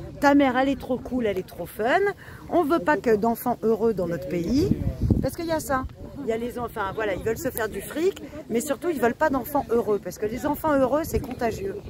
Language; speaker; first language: French; native; French